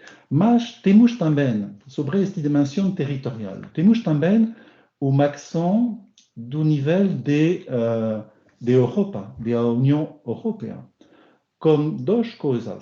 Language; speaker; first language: Portuguese; non-native, learner; French